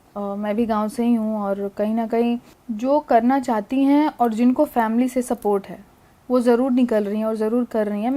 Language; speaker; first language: Hindi; native; Hindi